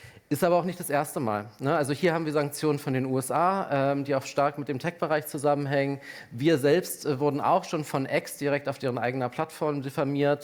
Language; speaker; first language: German; native; German